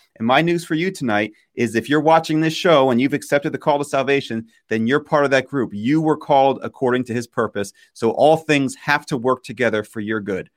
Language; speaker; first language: English; native; English